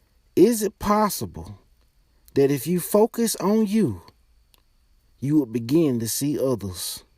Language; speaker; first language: English; native; English